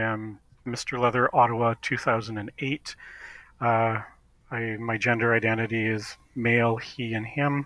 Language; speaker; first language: English; native; English